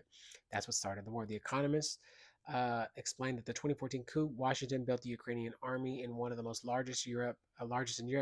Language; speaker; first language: English; native; English